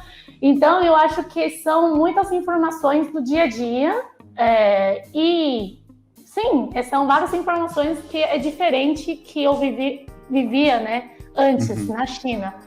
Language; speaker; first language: Portuguese; non-native, fluent; Chinese